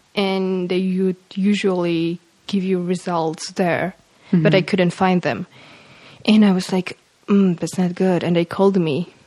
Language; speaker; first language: English; non-native, fluent; Polish